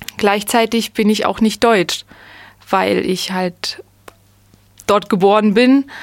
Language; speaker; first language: German; early bilingual, other home language; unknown